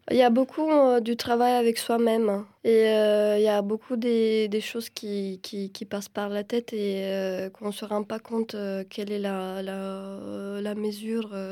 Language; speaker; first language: French; non-native, fluent; Romanian